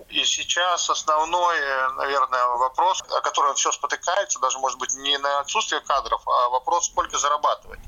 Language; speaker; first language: Russian; non-native, local second language; Latvian